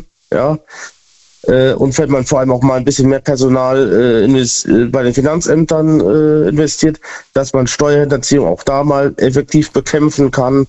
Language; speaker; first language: German; native; German